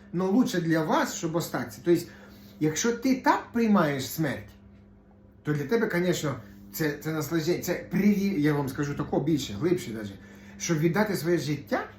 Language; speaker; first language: Ukrainian; non-native, local second language; Russian